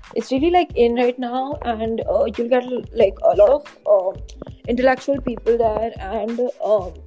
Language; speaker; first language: English; non-native, local second language; Hindi